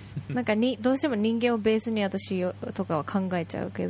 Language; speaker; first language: Japanese; native; Japanese